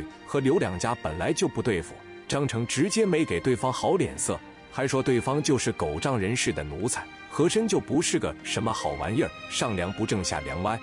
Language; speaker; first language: Chinese; native; Chinese